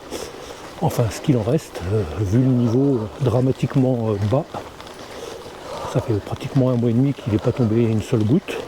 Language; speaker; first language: French; native; French